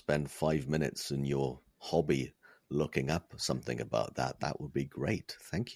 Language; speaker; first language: English; non-native, local second language; Welsh